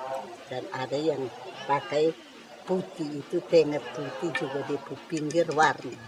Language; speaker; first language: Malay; non-native, local second language; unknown